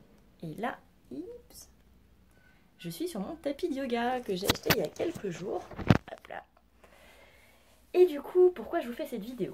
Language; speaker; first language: French; native; French